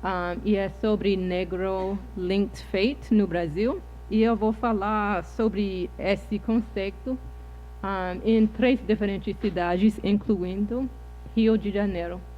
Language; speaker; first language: Portuguese; non-native, fluent; English